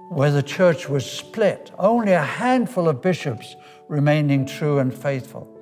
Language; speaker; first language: English; native; English